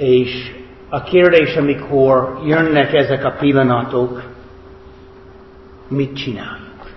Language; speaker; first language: Hungarian; non-native, fluent; English